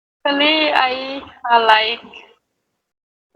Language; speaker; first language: English; non-native, learner; Bangla